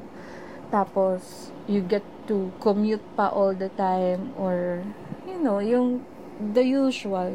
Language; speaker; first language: English; non-native, local second language; Filipino